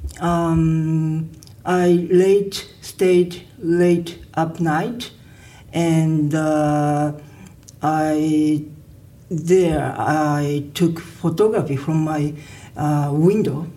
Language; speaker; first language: English; non-native, learner; Japanese